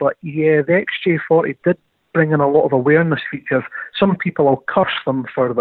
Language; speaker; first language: English; native; English